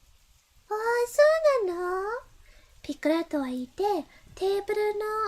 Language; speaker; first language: Japanese; non-native, learner; English